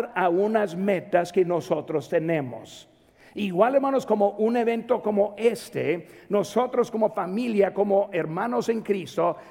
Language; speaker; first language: Spanish; native; Spanish